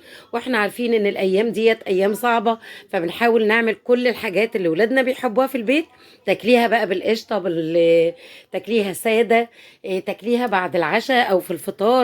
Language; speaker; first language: Arabic; native; Arabic